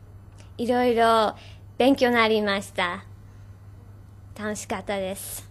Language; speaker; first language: Japanese; non-native, learner; English